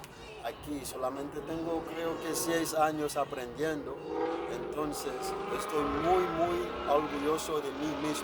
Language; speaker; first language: Spanish; non-native, fluent; Haitian Creole